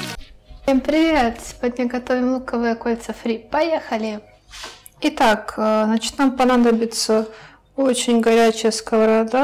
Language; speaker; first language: Russian; native; Russian